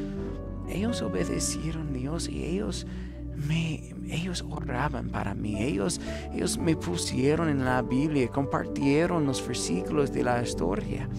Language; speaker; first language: Spanish; non-native, fluent; English